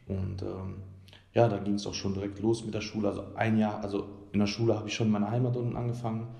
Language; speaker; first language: German; early bilingual, other home language; Bosnian